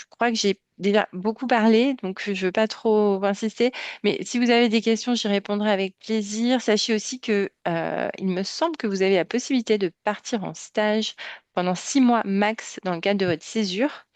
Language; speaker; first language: French; native; French